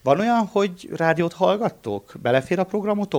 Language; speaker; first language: Hungarian; native; Hungarian